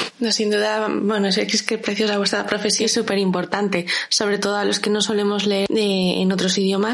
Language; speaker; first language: Spanish; native; Spanish